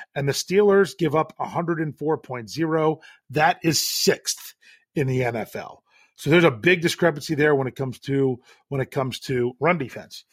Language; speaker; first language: English; native; English